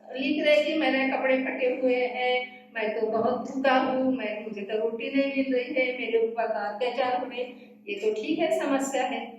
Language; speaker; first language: Hindi; non-native, local second language; Gondi